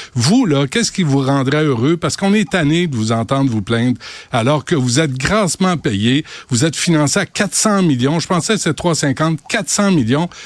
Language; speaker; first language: French; native; French